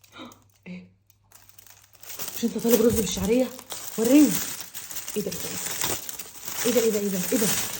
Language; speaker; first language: Arabic; native; Arabic